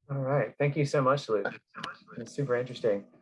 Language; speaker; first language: English; native; English